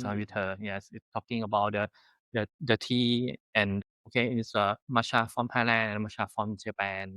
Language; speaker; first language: English; non-native, learner; Thai